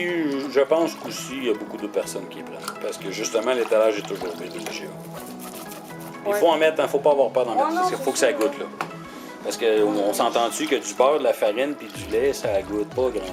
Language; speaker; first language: French; native; French